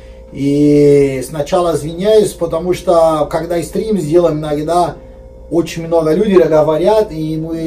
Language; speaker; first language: Russian; non-native, fluent; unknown